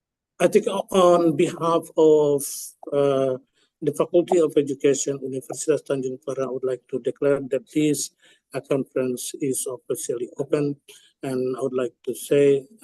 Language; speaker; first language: English; non-native, fluent; Indonesian